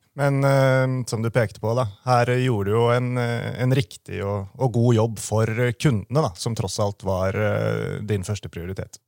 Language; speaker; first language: Norwegian; native; Norwegian